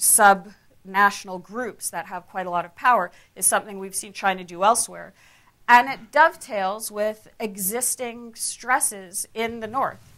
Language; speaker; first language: English; native; English